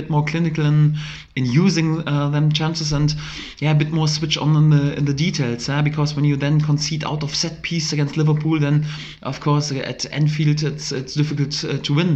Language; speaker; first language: English; non-native, fluent; German